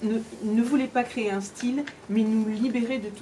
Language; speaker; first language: French; native; French